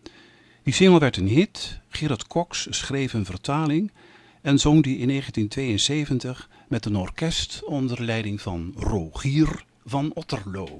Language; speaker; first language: Dutch; native; Dutch